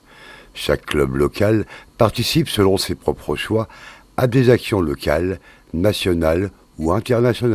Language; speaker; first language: French; native; French